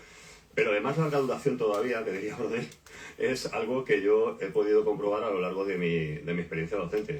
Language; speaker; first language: Spanish; native; Spanish